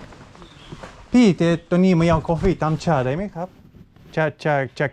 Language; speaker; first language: Thai; non-native, learner; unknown